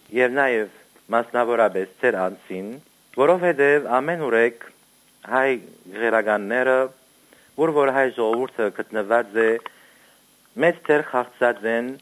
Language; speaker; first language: Armenian; early bilingual, heritage; Armenian